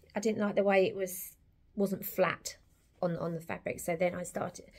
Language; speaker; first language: English; native; English